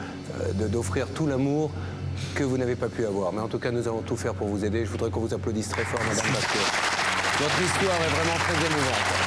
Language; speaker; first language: French; native; French